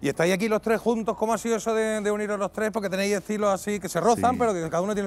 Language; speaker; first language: Spanish; native; Spanish